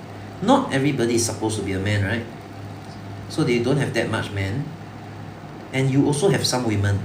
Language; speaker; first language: English; non-native, local second language; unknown